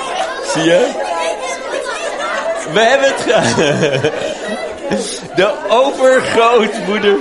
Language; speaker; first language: Dutch; native; Dutch